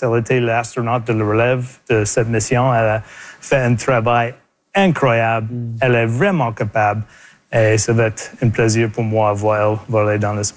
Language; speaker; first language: French; non-native, local second language; English